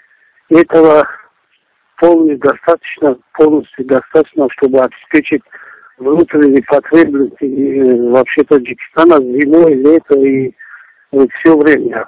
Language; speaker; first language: Russian; non-native, local second language; Tajik